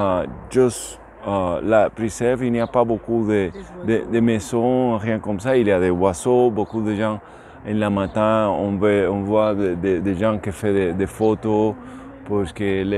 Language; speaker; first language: French; non-native, learner; Spanish